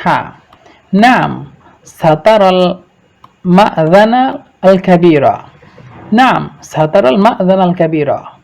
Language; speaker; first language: Arabic; non-native, fluent; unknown